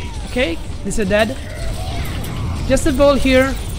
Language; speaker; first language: English; non-native, learner; Italian